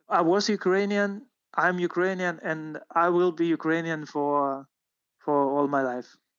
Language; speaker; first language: English; non-native, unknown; Ukrainian